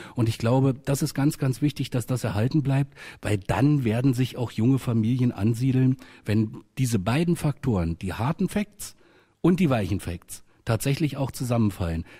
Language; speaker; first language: German; native; German